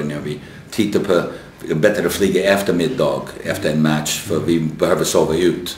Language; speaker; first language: Swedish; non-native, fluent; English